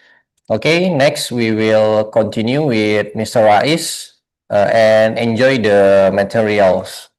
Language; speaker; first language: English; non-native, learner; Indonesian